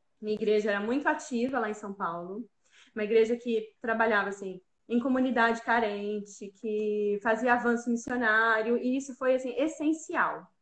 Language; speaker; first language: Portuguese; native; Portuguese